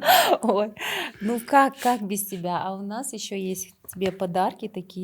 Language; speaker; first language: Russian; non-native, local second language; Kazakh